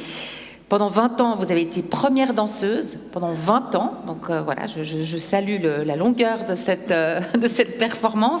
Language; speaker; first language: French; native; French